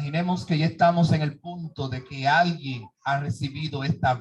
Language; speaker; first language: Spanish; native; Spanish